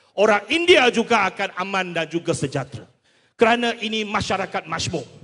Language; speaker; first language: Malay; non-native, local second language; Chinese